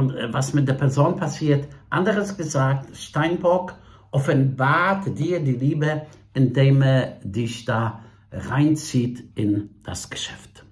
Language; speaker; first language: German; non-native, fluent; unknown